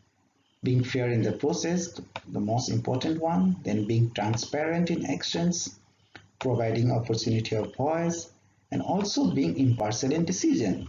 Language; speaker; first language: English; non-native, local second language; Assamese